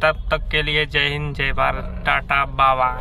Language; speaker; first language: Hindi; non-native, local second language; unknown